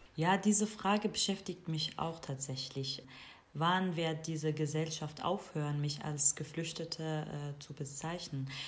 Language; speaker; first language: German; non-native, fluent; Kurdish